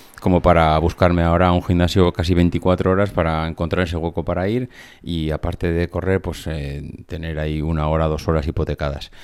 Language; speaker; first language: Spanish; native; Spanish